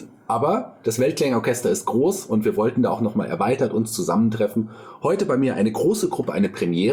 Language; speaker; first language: German; native; German